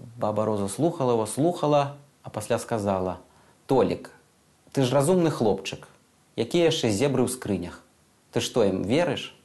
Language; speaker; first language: Belarusian; non-native, local second language; Russian